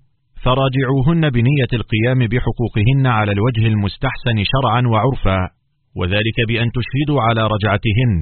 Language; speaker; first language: Arabic; native; Arabic